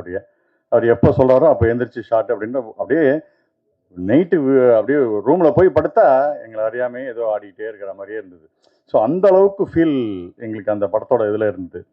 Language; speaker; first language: Tamil; native; Tamil